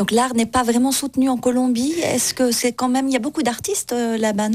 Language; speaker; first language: French; native; French